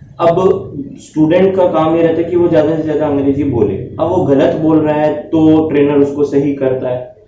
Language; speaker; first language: Hindi; native; Hindi